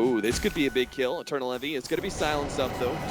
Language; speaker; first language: English; native; English